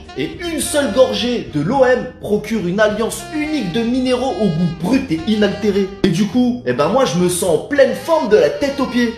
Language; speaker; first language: French; native; French